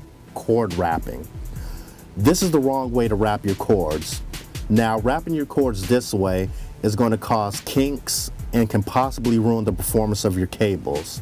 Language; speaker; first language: English; native; English